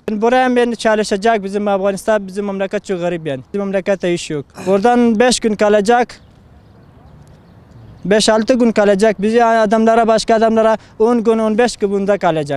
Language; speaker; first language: Turkish; non-native, learner; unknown